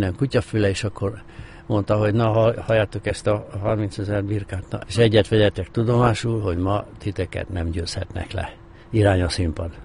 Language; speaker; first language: Hungarian; native; Hungarian